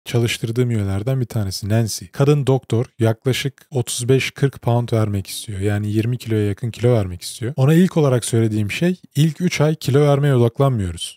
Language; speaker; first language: Turkish; native; Turkish